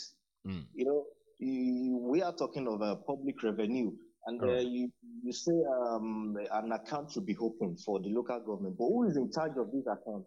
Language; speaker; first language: English; non-native, local second language; Yoruba